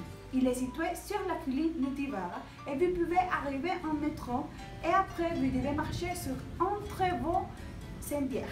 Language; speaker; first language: French; non-native, learner; Spanish